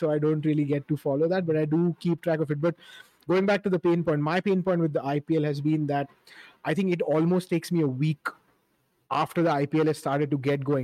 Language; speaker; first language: English; non-native, local second language; Hindi